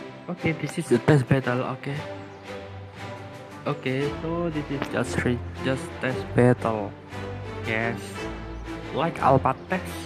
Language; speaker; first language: English; non-native, learner; Indonesian